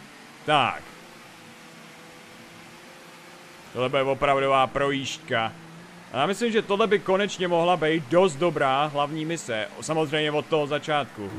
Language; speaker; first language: Czech; native; Czech